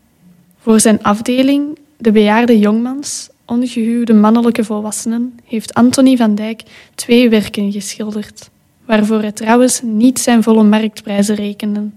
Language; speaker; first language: Dutch; native; Dutch